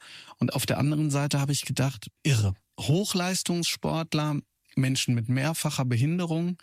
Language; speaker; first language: German; native; German